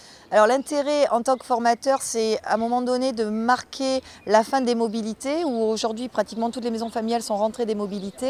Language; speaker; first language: French; native; French